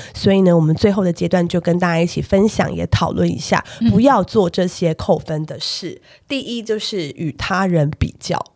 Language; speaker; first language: Chinese; native; Chinese